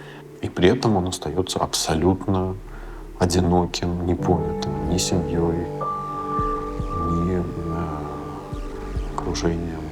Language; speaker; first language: Russian; native; Russian